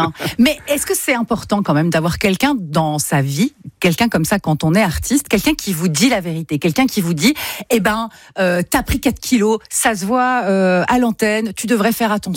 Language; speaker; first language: French; native; French